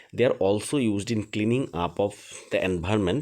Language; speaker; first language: English; non-native, local second language; Bangla